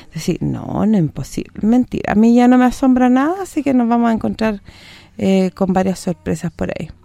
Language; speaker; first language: Spanish; native; Spanish